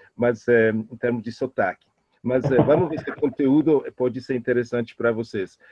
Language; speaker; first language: Portuguese; non-native, fluent; Italian